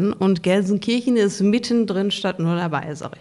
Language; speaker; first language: German; native; German